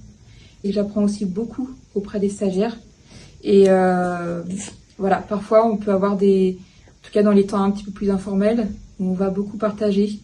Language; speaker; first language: French; native; French